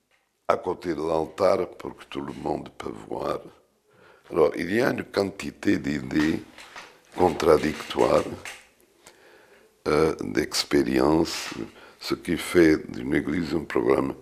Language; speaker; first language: French; non-native, fluent; Portuguese